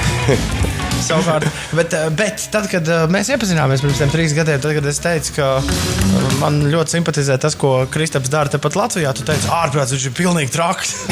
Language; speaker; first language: Latvian; native; Latvian